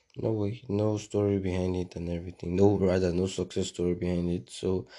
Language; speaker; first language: English; non-native, local second language; Yoruba